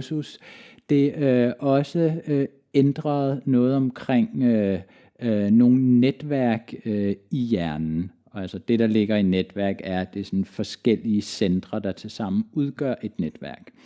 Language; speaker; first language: Danish; native; Danish